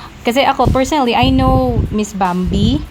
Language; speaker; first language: Filipino; non-native, local second language; Cebuano